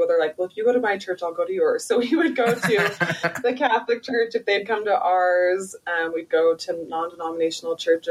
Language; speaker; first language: English; native; English